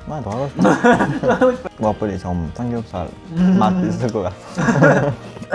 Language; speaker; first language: Korean; non-native, learner; Italian